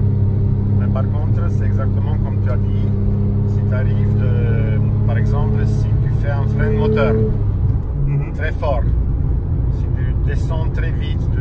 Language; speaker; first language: French; non-native, fluent; Romanian